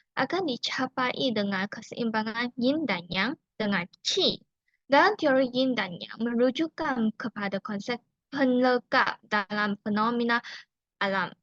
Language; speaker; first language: Malay; non-native, local second language; Chinese